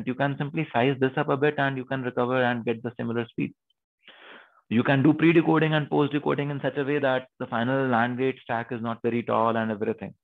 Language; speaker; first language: English; non-native, local second language; Hindi